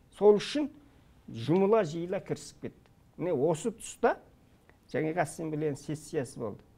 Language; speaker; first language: Kazakh; early bilingual, heritage; Kazakh